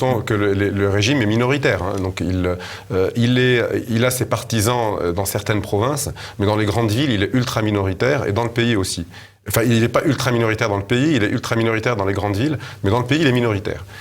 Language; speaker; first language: French; native; French